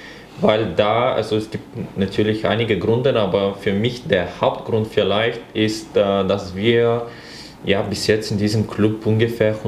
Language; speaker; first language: German; non-native, fluent; Bulgarian